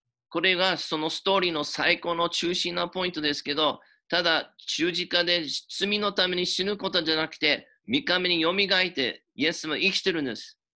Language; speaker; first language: Japanese; non-native, fluent; English